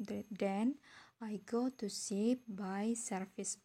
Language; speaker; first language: English; non-native, fluent; Indonesian